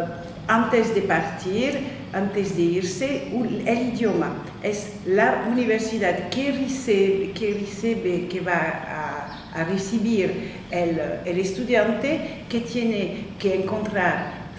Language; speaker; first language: Spanish; non-native, fluent; French